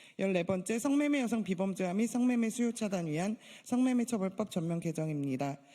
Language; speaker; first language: Korean; native; Korean